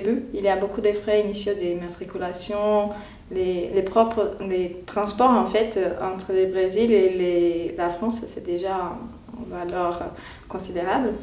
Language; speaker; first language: French; non-native, fluent; Portuguese